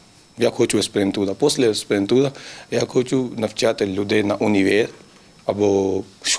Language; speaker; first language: Ukrainian; non-native, learner; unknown